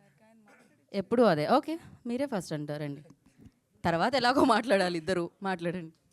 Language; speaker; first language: Telugu; native; Telugu